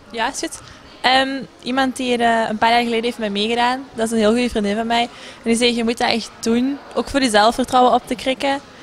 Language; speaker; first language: Dutch; native; Dutch